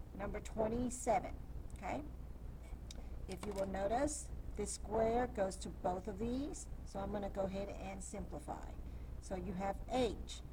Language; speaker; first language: English; native; English